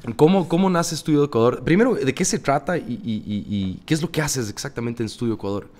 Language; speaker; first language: Spanish; native; Spanish